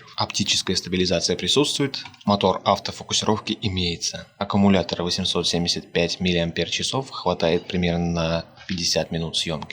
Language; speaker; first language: Russian; native; Russian